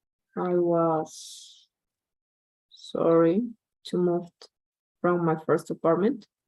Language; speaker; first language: English; non-native, learner; Spanish